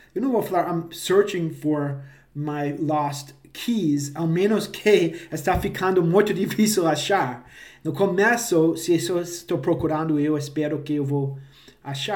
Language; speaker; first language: Portuguese; non-native, fluent; English